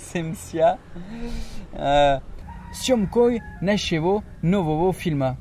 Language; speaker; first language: Russian; non-native, learner; French